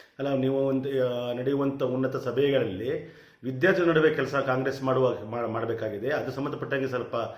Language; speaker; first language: Kannada; native; Kannada